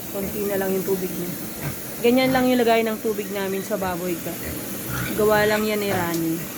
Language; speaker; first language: Filipino; non-native, local second language; Hiligaynon